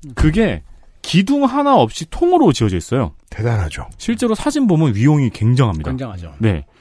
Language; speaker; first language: Korean; native; Korean